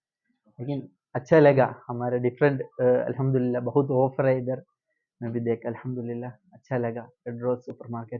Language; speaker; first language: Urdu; non-native, local second language; Malayalam